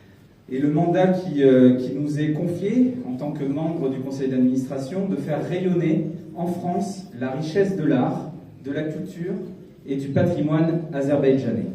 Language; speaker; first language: French; native; French